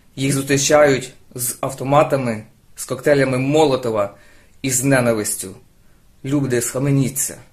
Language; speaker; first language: Ukrainian; non-native, local second language; Russian